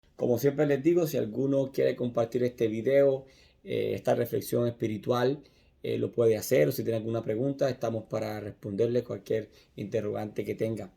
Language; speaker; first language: Spanish; native; Spanish